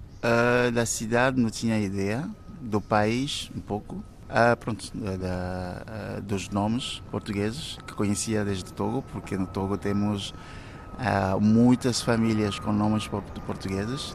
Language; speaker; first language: Portuguese; non-native, fluent; Ewe